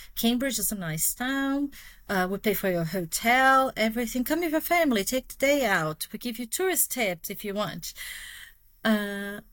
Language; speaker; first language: English; non-native, fluent; Portuguese